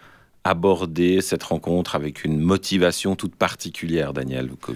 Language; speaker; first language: French; native; French